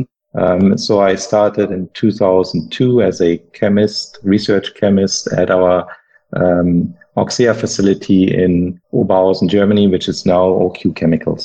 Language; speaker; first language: English; non-native, fluent; German